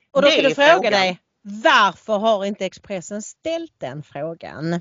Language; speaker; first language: Swedish; native; Swedish